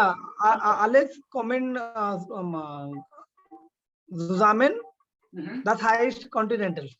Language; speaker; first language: German; non-native, learner; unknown